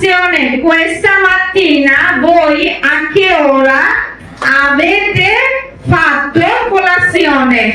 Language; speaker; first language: Italian; non-native, fluent; Bangla